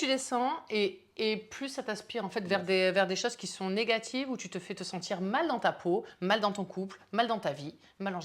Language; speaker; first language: French; native; French